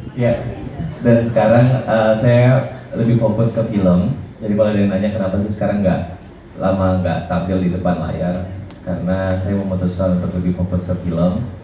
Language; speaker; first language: Indonesian; native; Indonesian